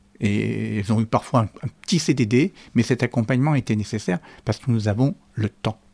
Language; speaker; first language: French; native; French